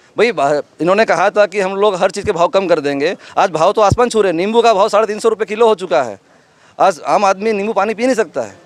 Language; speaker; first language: Hindi; native; Hindi